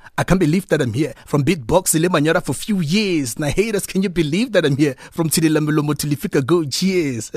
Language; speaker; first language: English; non-native, local second language; Tswana